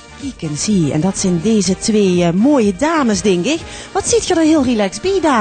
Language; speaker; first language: Dutch; native; Dutch